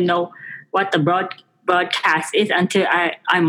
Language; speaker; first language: English; non-native, local second language; Filipino